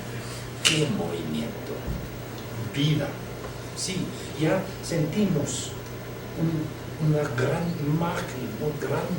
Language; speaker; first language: Spanish; non-native, learner; Chinese